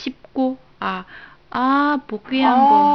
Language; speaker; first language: Korean; non-native, fluent; Chinese